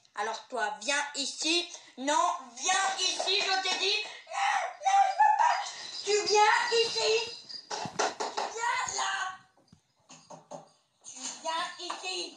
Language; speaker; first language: French; native; French